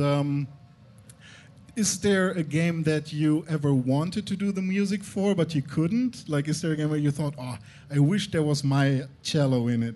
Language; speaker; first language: English; non-native, fluent; German